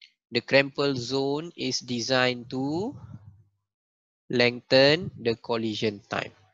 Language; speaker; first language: English; non-native, local second language; Malay